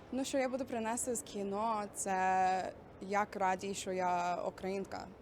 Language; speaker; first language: Ukrainian; early bilingual, heritage; Ukrainian